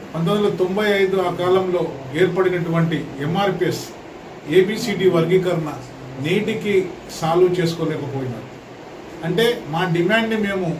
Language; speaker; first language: Telugu; non-native, local second language; Lambadi